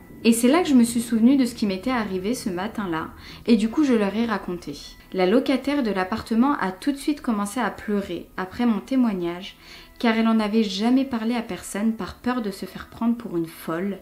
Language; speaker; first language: French; native; French